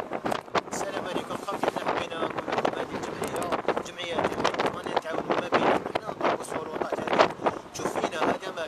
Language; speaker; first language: Arabic; native; Arabic